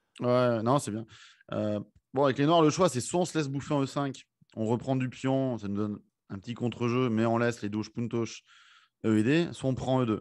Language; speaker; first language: French; native; French